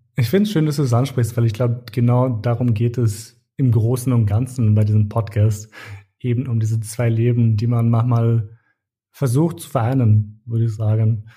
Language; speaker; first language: German; early bilingual, other home language; Albanian